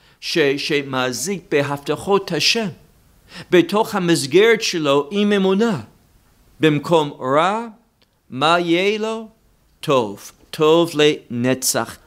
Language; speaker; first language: Hebrew; non-native, fluent; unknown